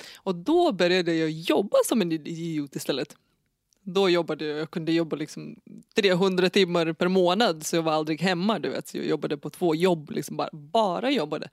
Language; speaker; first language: Swedish; non-native, fluent; Lithuanian